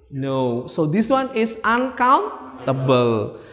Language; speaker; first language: English; non-native, fluent; Indonesian